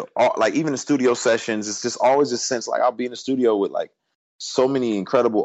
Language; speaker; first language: English; native; English